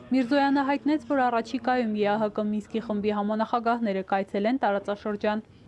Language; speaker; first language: Armenian; native; Armenian